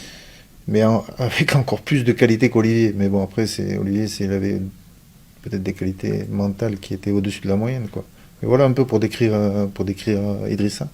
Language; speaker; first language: French; native; French